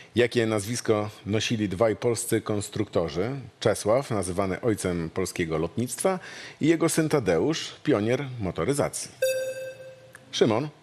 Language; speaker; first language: Polish; native; Polish